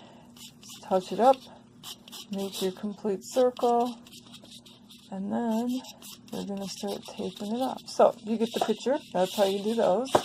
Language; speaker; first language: English; native; English